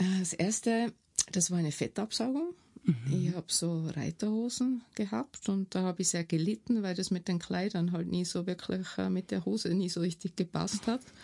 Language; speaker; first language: German; native; German